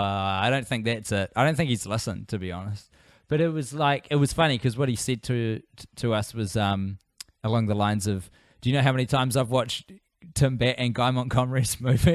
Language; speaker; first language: English; native; English